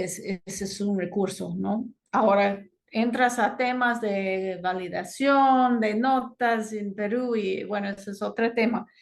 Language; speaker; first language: Spanish; non-native, fluent; English